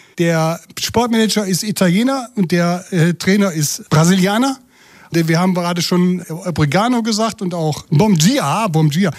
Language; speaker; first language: German; native; German